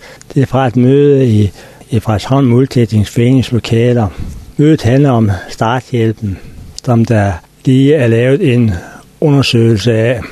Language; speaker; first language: Danish; native; Danish